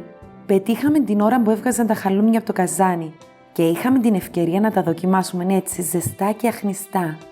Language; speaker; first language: Greek; native; Greek